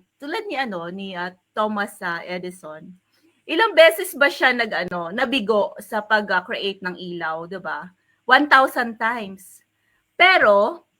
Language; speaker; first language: Filipino; native; Filipino